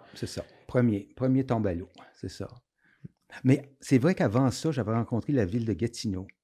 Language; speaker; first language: French; native; French